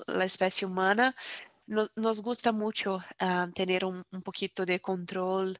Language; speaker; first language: Spanish; non-native, fluent; Portuguese